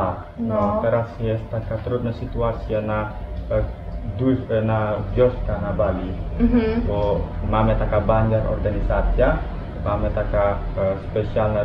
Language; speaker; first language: Polish; non-native, learner; Balinese